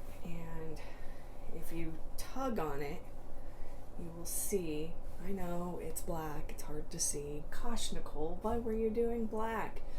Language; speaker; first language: English; native; English